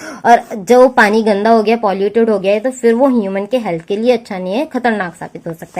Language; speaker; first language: Hindi; native; Hindi